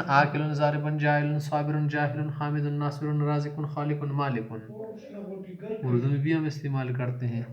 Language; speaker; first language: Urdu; native; Urdu